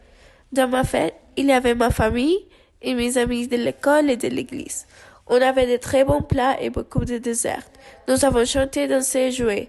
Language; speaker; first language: French; non-native, learner; Spanish